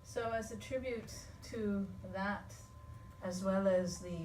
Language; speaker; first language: English; native; English